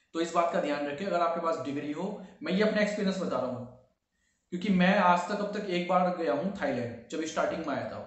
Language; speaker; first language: Hindi; native; Hindi